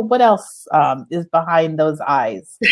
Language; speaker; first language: English; native; English